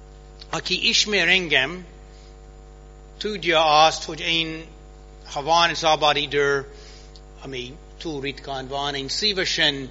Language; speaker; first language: Hungarian; non-native, fluent; English